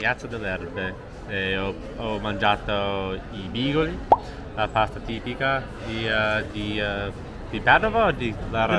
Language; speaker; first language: Italian; non-native, fluent; English